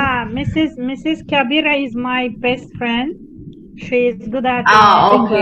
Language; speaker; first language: English; non-native, fluent; Azerbaijani